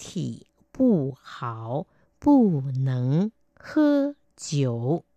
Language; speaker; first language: Chinese; non-native, fluent; Vietnamese